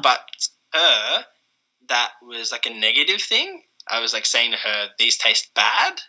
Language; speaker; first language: English; native; English